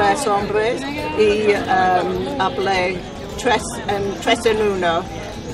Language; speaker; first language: Spanish; non-native, learner; English